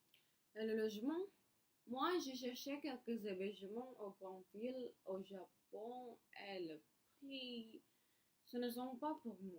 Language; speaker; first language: French; non-native, learner; Indonesian